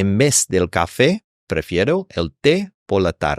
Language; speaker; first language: Spanish; non-native, fluent; English